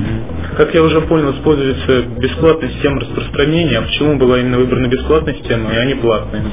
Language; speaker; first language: Russian; native; Russian